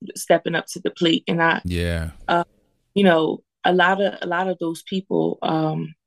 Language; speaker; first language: English; native; English